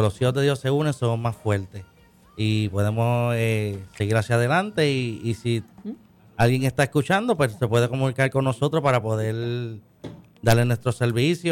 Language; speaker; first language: Spanish; native; Spanish